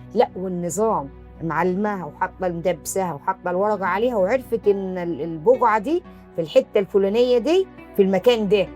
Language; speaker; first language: Egyptian Arabic; native; Egyptian Arabic